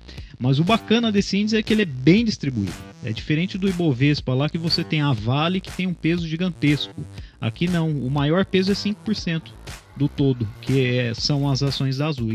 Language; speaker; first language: Portuguese; native; Portuguese